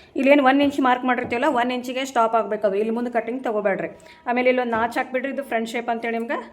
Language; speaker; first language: Kannada; native; Kannada